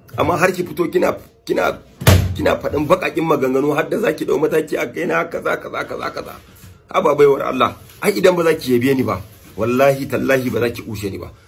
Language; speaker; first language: Hausa; non-native, local second language; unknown